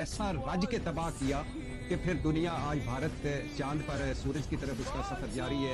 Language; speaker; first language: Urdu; non-native, local second language; Punjabi